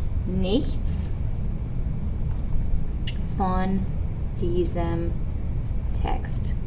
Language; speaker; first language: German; non-native, fluent; English